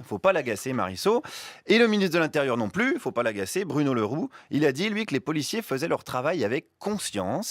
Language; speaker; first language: French; native; French